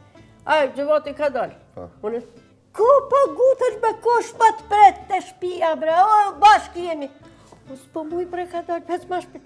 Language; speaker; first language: Albanian; native; Albanian